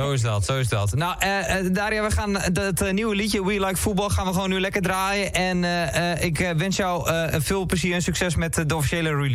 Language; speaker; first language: Dutch; native; Dutch